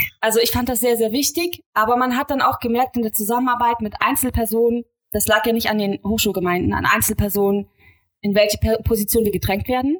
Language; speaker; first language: German; native; German